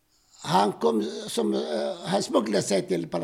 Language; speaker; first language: Swedish; non-native, fluent; Arabic